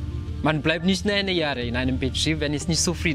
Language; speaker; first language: German; non-native, learner; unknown